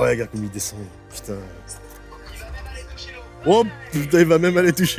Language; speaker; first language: French; native; French